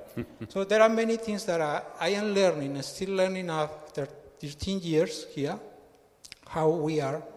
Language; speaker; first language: English; non-native, fluent; Spanish